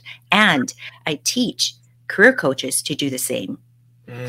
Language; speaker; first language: English; native; English